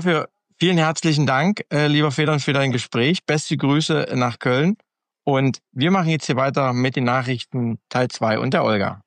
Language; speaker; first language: German; native; German